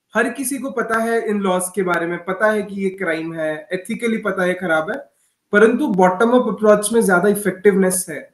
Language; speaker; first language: Hindi; non-native, local second language; Odia